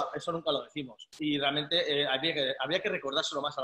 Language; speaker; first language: Spanish; native; Spanish